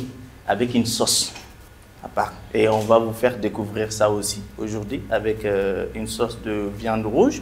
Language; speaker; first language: French; non-native, local second language; Bambara